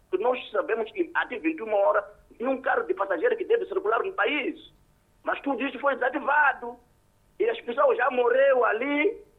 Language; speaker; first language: Portuguese; non-native, local second language; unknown